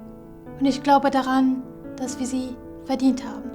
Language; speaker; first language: German; non-native, fluent; Kurdish